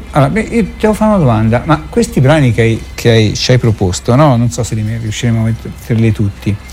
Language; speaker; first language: Italian; native; Italian